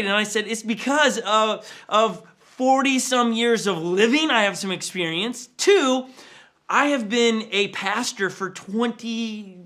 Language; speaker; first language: English; native; English